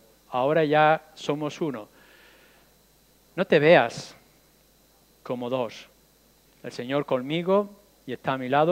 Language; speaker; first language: Spanish; native; Spanish